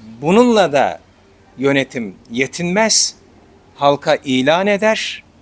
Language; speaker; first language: Turkish; native; Turkish